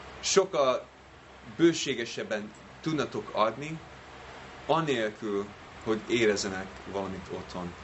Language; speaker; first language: Hungarian; non-native, fluent; English